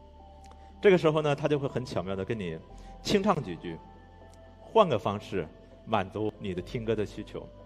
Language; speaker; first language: Chinese; native; Chinese